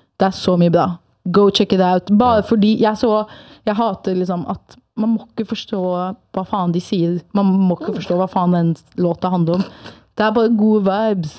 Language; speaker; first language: Norwegian; early bilingual, other home language; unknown